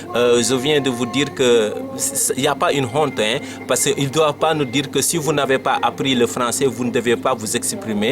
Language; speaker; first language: French; non-native, local second language; Wolof